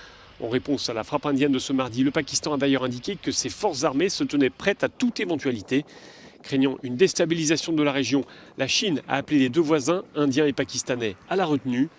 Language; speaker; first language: French; native; French